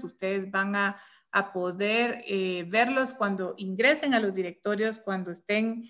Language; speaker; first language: Spanish; native; Spanish